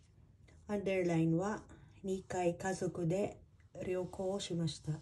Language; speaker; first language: Japanese; non-native, fluent; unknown